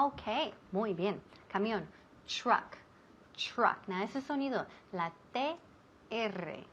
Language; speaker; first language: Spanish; non-native, fluent; English